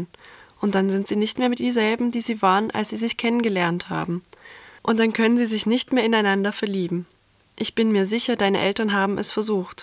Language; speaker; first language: German; native; German